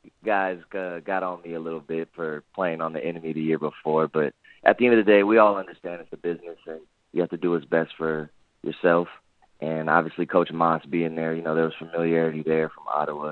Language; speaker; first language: English; native; English